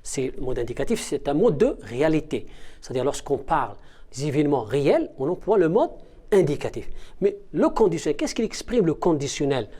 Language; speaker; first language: French; non-native, local second language; Arabic